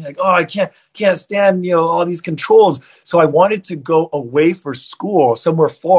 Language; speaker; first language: English; native; English